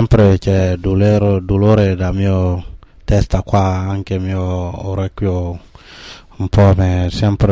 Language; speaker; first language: Italian; non-native, learner; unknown